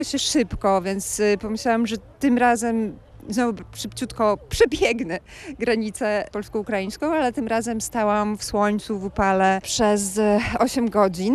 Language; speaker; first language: Polish; non-native, fluent; Ukrainian